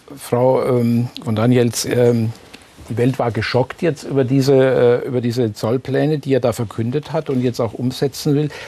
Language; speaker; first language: German; native; German